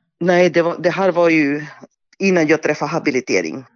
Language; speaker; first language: Swedish; non-native, fluent; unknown